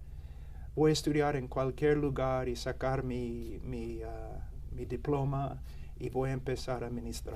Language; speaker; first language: Spanish; non-native, fluent; English